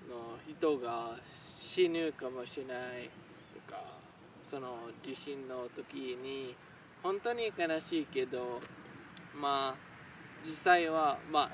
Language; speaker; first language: Japanese; non-native, learner; French